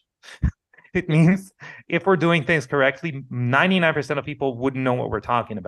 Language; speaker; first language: English; non-native, fluent; Hebrew